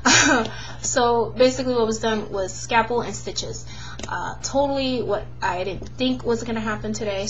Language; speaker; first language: English; native; English